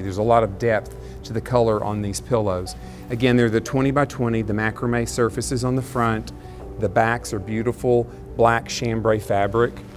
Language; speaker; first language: English; native; English